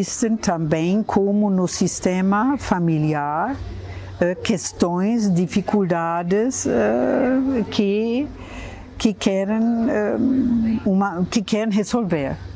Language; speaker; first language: Portuguese; non-native, fluent; German